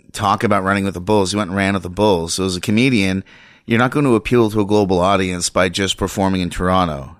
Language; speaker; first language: English; native; English